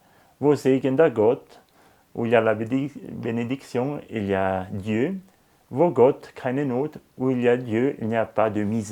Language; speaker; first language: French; non-native, local second language; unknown